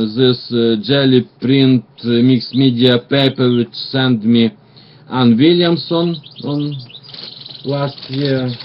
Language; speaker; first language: English; non-native, learner; Russian